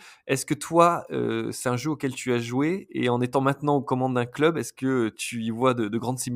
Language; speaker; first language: French; native; French